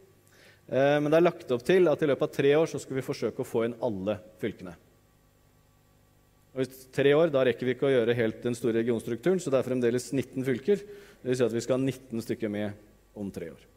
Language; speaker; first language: Norwegian; native; Norwegian